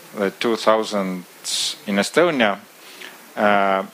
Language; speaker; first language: English; non-native, fluent; Estonian